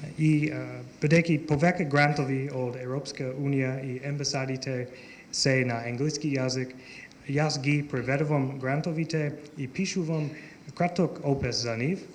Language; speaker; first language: Macedonian; non-native, learner; English